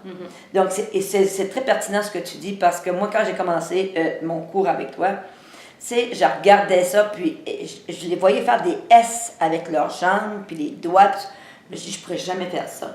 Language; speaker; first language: French; native; French